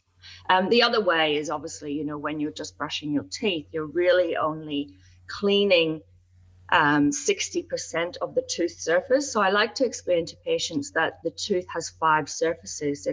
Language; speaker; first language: English; native; English